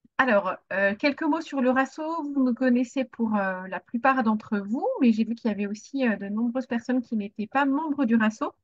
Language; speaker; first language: French; native; French